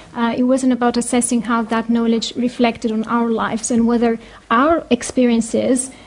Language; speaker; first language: English; non-native, fluent; Greek